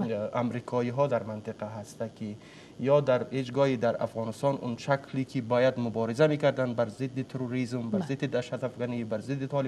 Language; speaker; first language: Persian; native; Persian